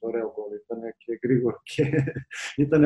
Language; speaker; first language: Greek; non-native, fluent; Serbian